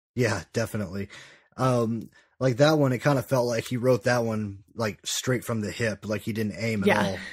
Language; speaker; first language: English; native; English